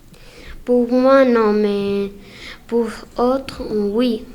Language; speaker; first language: French; non-native, learner; Spanish